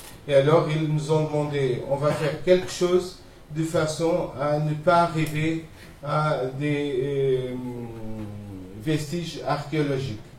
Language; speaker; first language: French; non-native, fluent; Portuguese